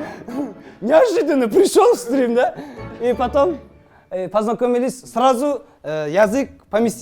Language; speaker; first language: Russian; non-native, local second language; Kazakh